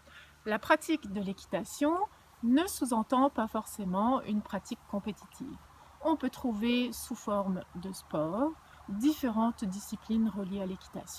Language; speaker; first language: French; native; French